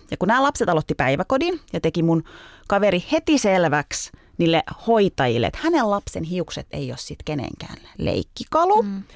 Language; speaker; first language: Finnish; early bilingual, other home language; Turkish